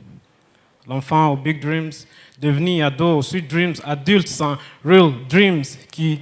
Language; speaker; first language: French; non-native, local second language; Kinyarwanda